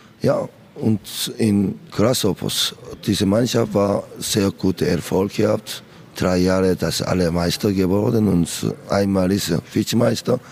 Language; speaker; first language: German; non-native, learner; Korean